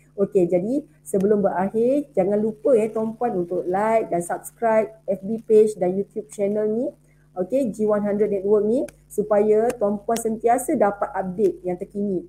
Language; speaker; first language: Malay; native; Malay